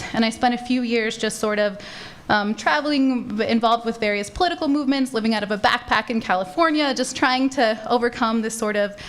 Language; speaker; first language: English; native; English